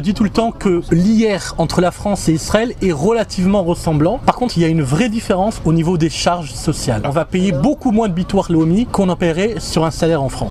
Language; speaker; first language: French; native; French